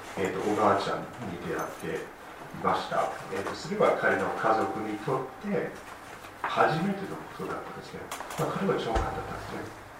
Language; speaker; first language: Japanese; non-native, fluent; English